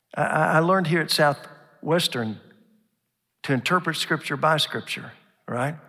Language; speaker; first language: English; native; English